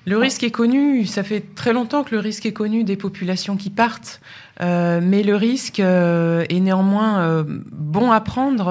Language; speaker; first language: French; native; French